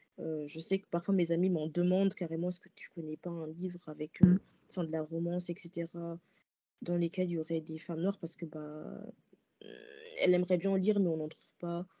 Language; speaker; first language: French; early bilingual, other home language; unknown